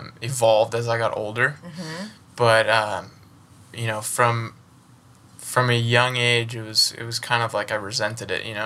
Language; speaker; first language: English; native; English